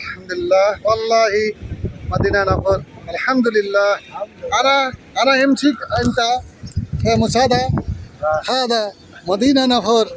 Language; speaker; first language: Arabic; non-native, learner; Bangla